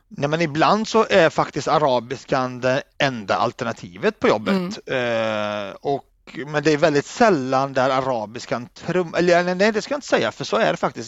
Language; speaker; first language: Swedish; early bilingual, other home language; Arabic